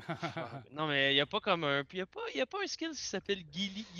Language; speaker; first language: French; native; French